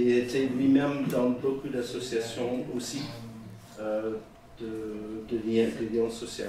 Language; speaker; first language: French; native; French